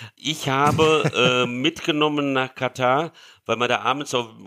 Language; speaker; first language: German; early bilingual, other home language; Hungarian